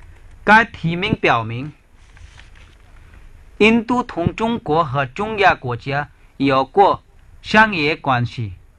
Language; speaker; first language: Chinese; non-native, fluent; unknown